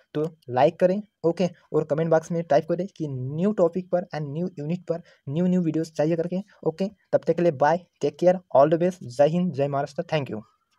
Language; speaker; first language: Hindi; non-native, local second language; Marathi